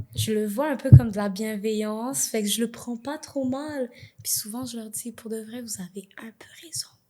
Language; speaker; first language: French; early bilingual, other home language; Haitian Creole